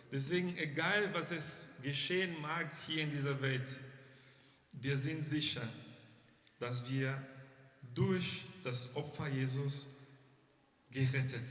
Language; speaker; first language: German; non-native, fluent; Portuguese